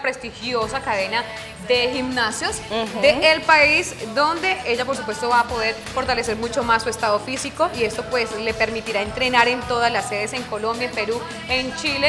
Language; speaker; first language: Spanish; native; Spanish